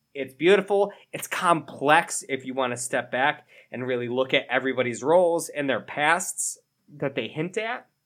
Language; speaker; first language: English; native; English